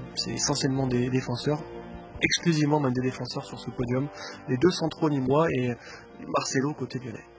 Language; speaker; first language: French; native; French